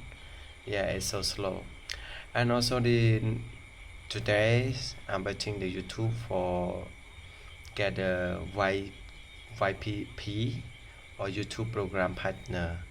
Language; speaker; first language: English; non-native, learner; Khmer